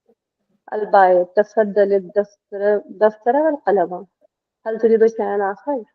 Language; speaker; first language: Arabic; non-native, learner; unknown